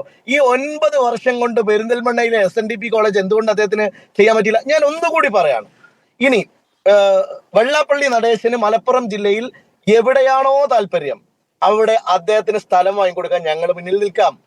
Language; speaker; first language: Malayalam; native; Malayalam